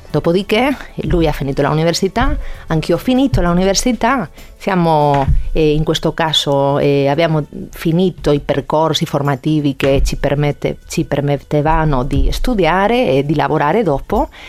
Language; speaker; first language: Italian; non-native, fluent; Spanish